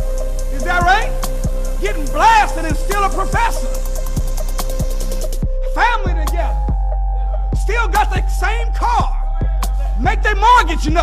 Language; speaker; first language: English; native; English